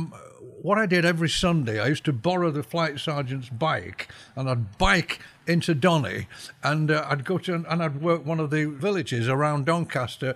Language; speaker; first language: English; native; English